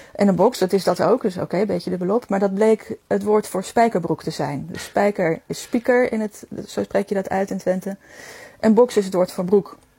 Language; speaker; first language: Dutch; native; Dutch